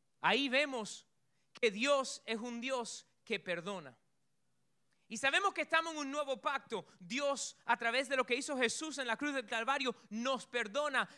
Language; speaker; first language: Spanish; early bilingual, heritage; Spanish